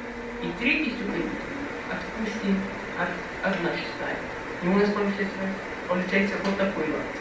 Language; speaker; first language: Russian; non-native, fluent; Arabic